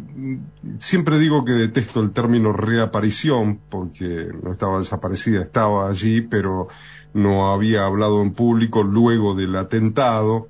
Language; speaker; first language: Spanish; native; Spanish